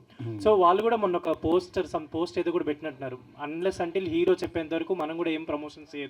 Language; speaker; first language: Telugu; native; Telugu